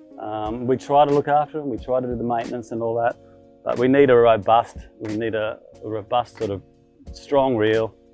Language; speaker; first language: English; native; English